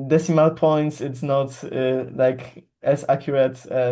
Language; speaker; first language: English; non-native, learner; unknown